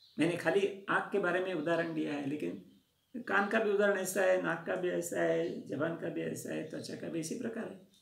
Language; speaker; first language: Hindi; non-native, local second language; Marathi